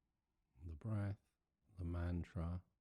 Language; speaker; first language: English; native; English